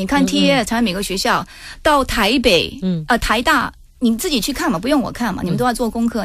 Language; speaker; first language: Chinese; early bilingual, heritage; Chinese